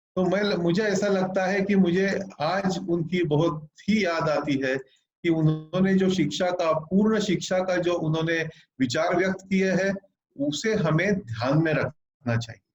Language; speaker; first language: Hindi; non-native, local second language; Marathi